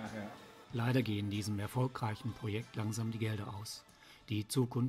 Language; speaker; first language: German; native; German